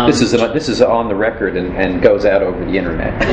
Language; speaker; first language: English; native; English